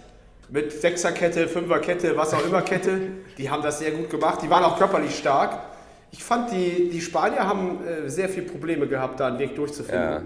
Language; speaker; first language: German; native; German